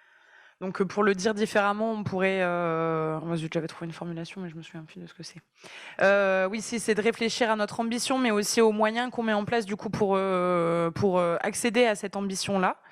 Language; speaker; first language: French; native; French